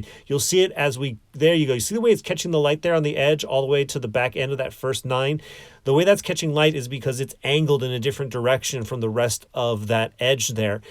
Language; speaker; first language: English; native; English